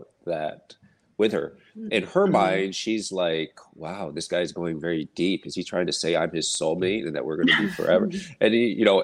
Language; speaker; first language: English; native; English